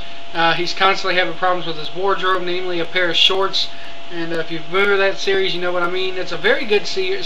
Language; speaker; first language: English; native; English